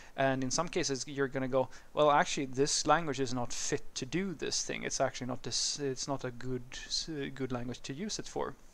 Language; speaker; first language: English; non-native, fluent; Swedish